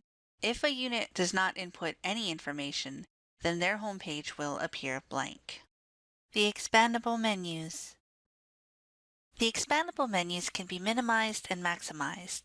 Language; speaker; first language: English; native; English